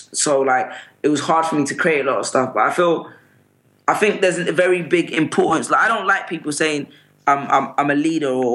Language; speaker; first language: English; native; English